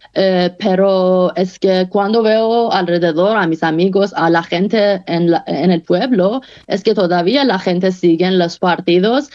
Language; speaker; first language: Spanish; non-native, fluent; Persian